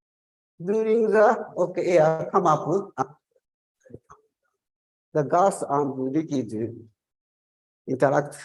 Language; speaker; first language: English; non-native, learner; Japanese